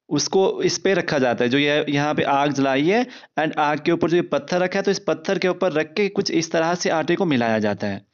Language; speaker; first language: Hindi; non-native, local second language; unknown